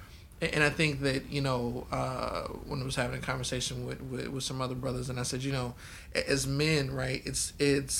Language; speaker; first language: English; native; English